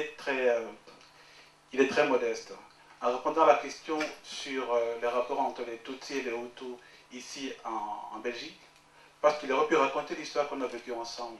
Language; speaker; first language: French; native; French